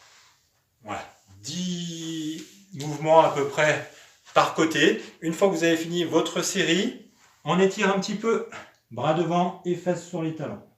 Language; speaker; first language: French; native; French